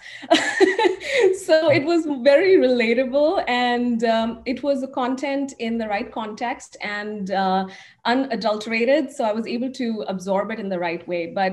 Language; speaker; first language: English; non-native, local second language; Hindi